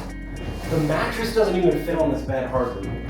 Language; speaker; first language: English; native; English